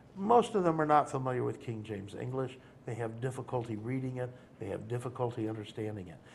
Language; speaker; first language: English; native; English